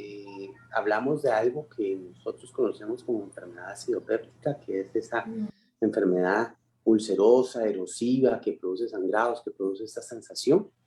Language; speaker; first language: Spanish; native; Spanish